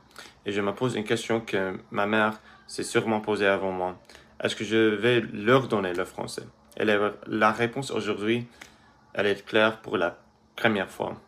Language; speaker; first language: French; early bilingual, other home language; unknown